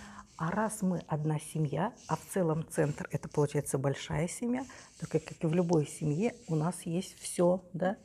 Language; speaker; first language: Russian; native; Russian